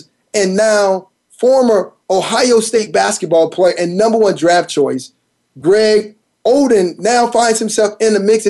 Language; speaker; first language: English; native; English